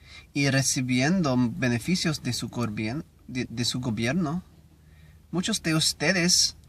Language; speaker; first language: Spanish; non-native, learner; English